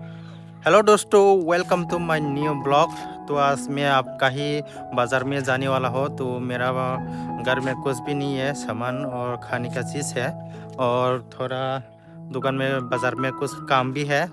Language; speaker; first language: Hindi; non-native, local second language; Kok Borok